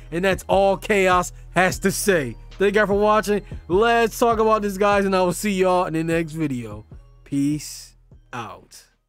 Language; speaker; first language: English; native; English